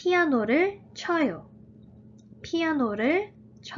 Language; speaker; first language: Korean; early bilingual, heritage; Korean